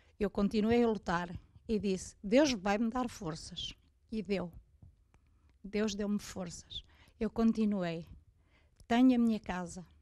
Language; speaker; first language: Portuguese; native; Portuguese